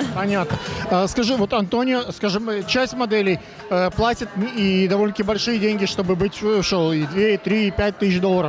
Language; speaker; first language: Russian; native; Russian